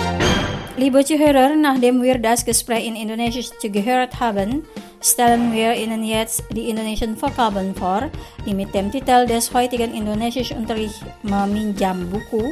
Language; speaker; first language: German; non-native, fluent; Indonesian